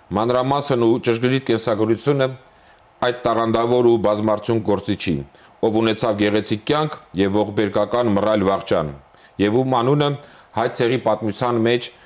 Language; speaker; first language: Armenian; native; Armenian